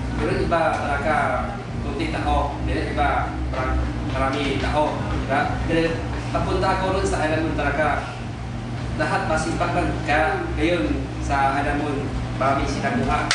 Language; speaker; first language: Filipino; non-native, learner; Malay